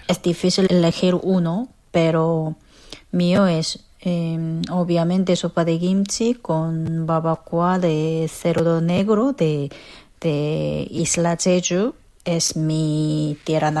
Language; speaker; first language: Spanish; non-native, learner; Korean